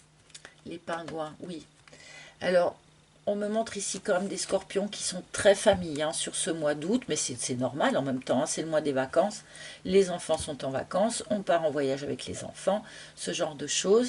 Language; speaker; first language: French; native; French